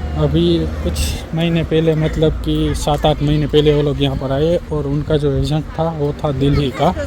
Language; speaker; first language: Hindi; non-native, local second language; Gujarati